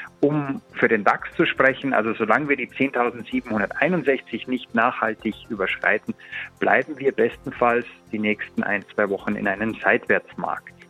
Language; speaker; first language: German; native; German